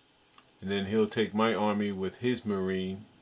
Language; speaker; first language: English; native; English